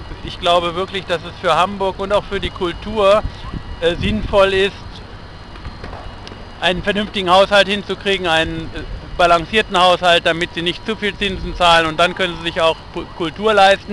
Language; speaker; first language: German; native; German